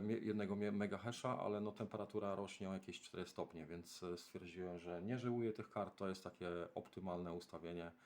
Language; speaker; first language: Polish; native; Polish